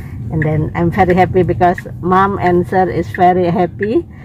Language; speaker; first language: English; non-native, learner; Indonesian